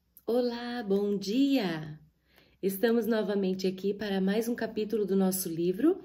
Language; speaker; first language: Portuguese; native; Portuguese